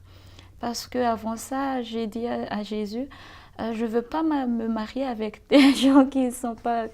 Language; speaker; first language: French; non-native, local second language; Malagasy